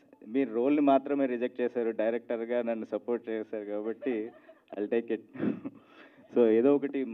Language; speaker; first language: Telugu; native; Telugu